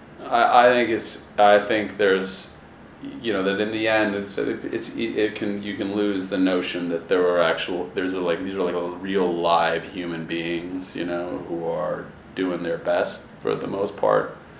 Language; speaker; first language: English; native; English